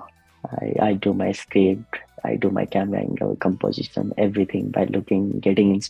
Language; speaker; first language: English; non-native, learner; Nepali